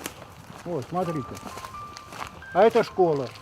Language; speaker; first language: Russian; native; Russian